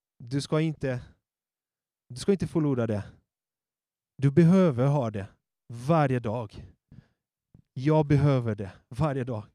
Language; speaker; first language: Swedish; non-native, fluent; Portuguese